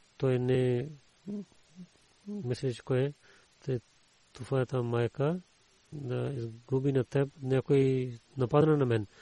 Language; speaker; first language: Bulgarian; non-native, learner; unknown